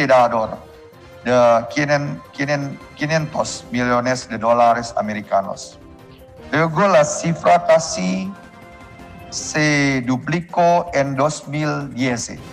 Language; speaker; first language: Spanish; non-native, learner; Indonesian